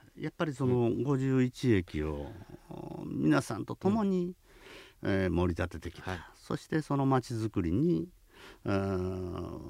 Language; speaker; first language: Japanese; native; Japanese